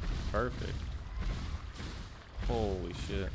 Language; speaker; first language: English; native; English